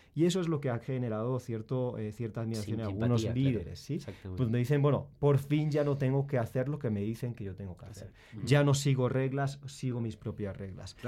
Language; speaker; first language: Spanish; native; Spanish